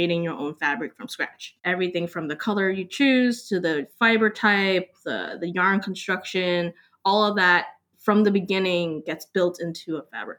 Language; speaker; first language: English; early bilingual, other home language; Cantonese